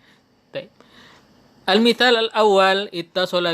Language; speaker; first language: Arabic; non-native, fluent; Indonesian